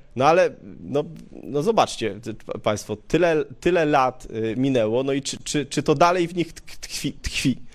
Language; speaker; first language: Polish; native; Polish